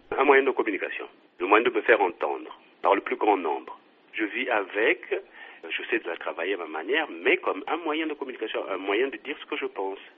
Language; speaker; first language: French; non-native, local second language; Kongo